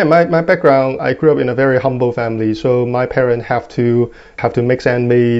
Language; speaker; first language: English; non-native, local second language; Cantonese